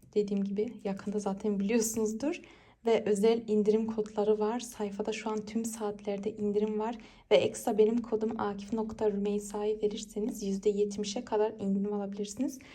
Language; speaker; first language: Turkish; early bilingual, heritage; Turkish